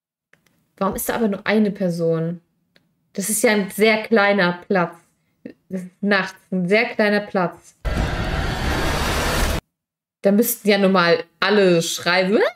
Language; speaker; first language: German; native; German